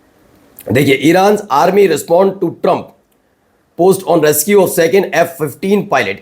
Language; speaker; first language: Hindi; native; Hindi